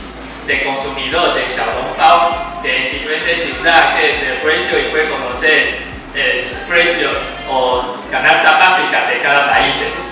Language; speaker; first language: Spanish; non-native, fluent; Chinese